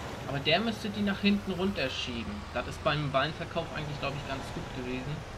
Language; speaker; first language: German; native; German